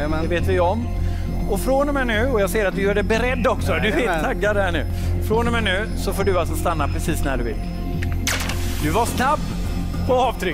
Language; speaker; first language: Swedish; native; Swedish